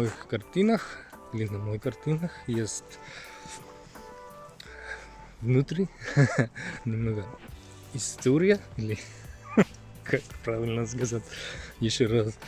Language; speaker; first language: Russian; non-native, learner; Finnish